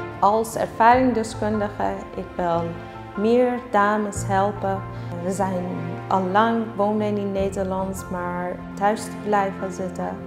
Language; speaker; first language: Dutch; non-native, learner; Persian